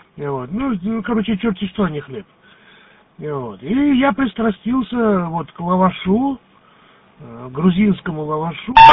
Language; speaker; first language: Russian; native; Russian